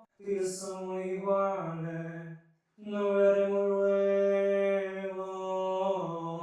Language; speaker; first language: Spanish; non-native, fluent; English